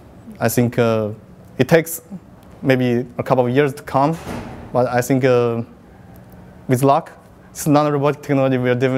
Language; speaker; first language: English; non-native, fluent; Chinese